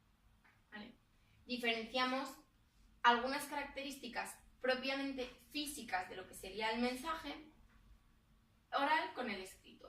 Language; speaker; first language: Spanish; native; Spanish